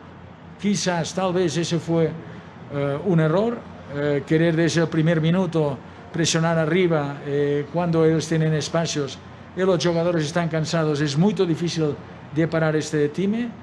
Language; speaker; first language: Portuguese; non-native, learner; Spanish